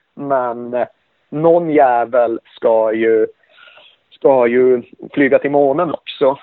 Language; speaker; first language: Swedish; native; Swedish